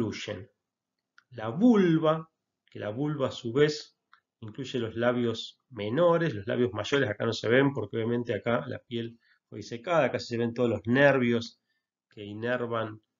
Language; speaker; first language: Spanish; native; Spanish